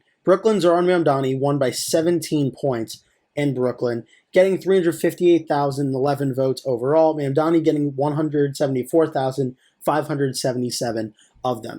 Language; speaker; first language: English; native; English